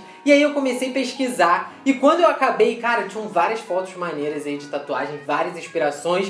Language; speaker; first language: Portuguese; native; Portuguese